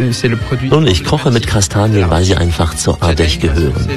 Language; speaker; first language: German; native; German